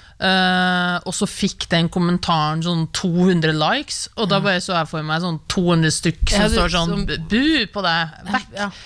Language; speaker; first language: Norwegian; native; Norwegian